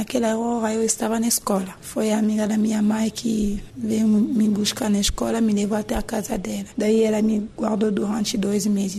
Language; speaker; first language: Portuguese; non-native, fluent; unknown